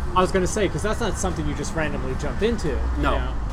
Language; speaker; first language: English; native; English